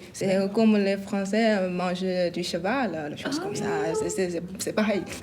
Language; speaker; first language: French; non-native, learner; Chinese